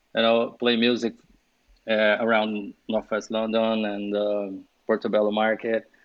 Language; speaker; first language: English; non-native, fluent; Portuguese